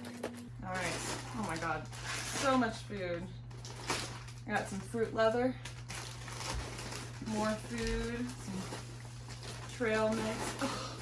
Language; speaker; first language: English; native; English